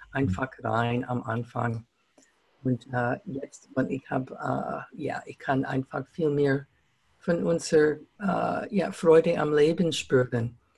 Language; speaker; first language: German; non-native, fluent; English